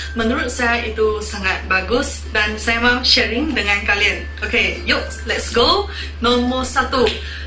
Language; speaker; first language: Indonesian; non-native, fluent; Min Nan Chinese